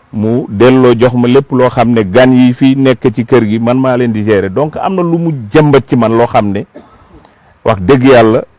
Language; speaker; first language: Wolof; non-native, local second language; Fula